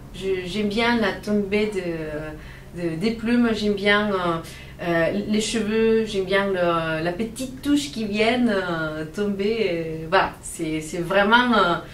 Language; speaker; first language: French; non-native, fluent; Spanish